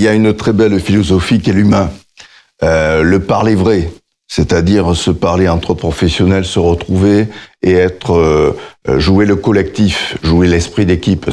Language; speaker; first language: French; native; French